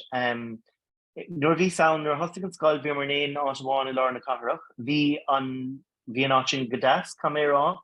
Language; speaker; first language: Irish; non-native, local second language; English